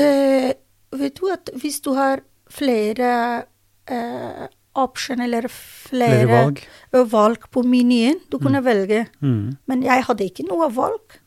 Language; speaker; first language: Norwegian; non-native, learner; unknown